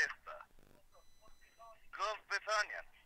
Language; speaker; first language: German; non-native, learner; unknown